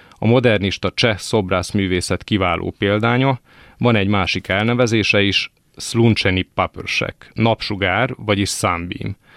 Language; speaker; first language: Hungarian; native; Hungarian